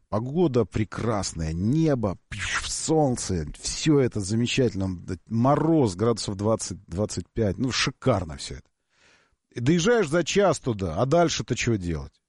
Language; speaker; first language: Russian; native; Russian